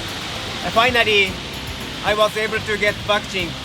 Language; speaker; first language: English; non-native, learner; Japanese